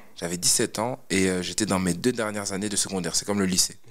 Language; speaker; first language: French; native; French